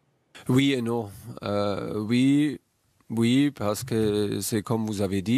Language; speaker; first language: French; non-native, fluent; German